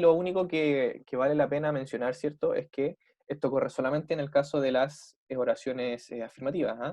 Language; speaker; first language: Spanish; native; Spanish